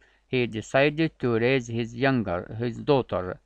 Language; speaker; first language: English; non-native, fluent; Arabic